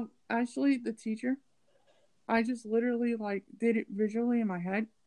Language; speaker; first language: English; native; English